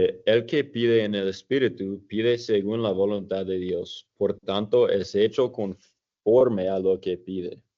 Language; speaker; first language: Spanish; non-native, fluent; English